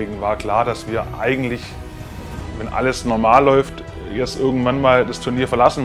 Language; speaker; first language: German; native; German